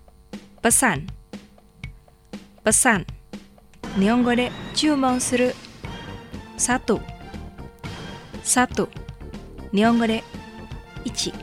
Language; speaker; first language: Japanese; non-native, fluent; Indonesian